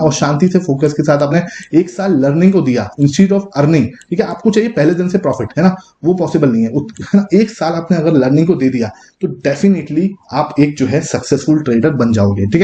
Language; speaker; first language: Hindi; native; Hindi